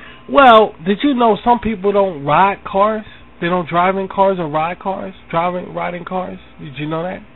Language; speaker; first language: English; native; English